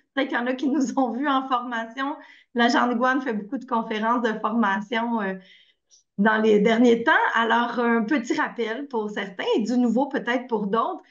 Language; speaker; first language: French; native; French